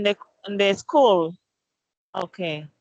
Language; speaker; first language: English; non-native, learner; Spanish